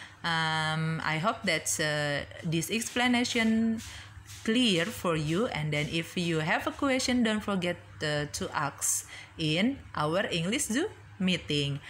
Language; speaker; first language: English; non-native, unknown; Indonesian